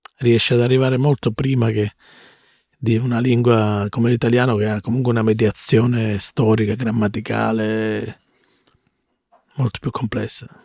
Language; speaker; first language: Italian; native; Italian